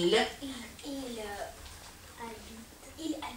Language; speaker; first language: French; non-native, learner; Russian